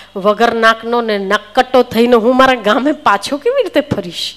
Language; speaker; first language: Hindi; non-native, local second language; Gujarati